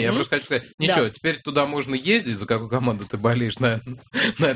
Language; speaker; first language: Russian; native; Russian